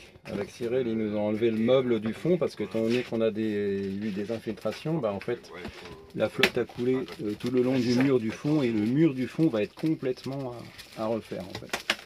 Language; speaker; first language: French; native; French